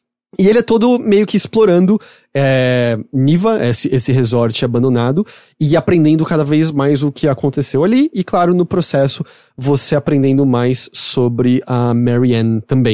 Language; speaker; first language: Portuguese; native; Portuguese